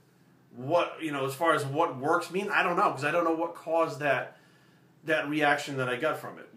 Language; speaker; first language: English; native; English